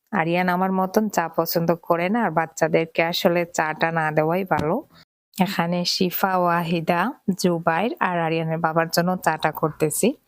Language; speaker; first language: Bangla; native; Bangla